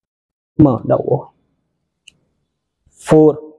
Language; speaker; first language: Vietnamese; non-native, learner; Hindi